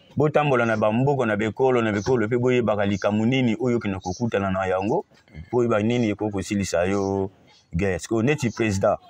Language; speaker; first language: Lingala; non-native, local second language; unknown